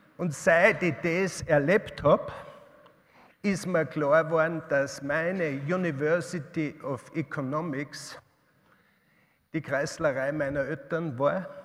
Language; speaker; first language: German; native; German